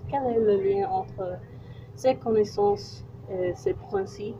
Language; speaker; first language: French; non-native, learner; English